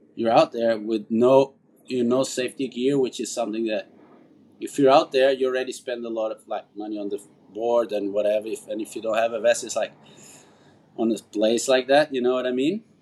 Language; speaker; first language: English; non-native, fluent; Portuguese